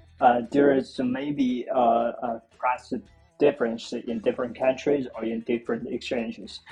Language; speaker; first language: English; non-native, fluent; Chinese